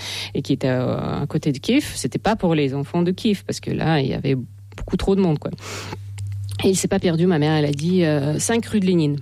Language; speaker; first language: French; non-native, fluent; Russian